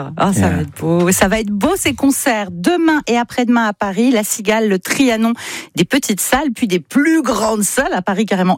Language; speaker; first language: French; native; French